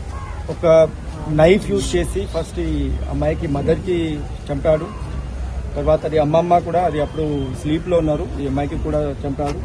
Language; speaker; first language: Telugu; non-native, learner; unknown